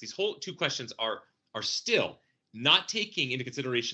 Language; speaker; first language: English; native; English